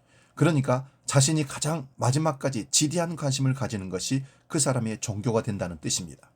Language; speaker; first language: Korean; native; Korean